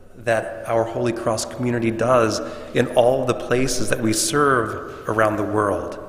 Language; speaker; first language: English; native; English